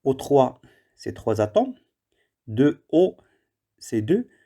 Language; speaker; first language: French; non-native, local second language; Arabic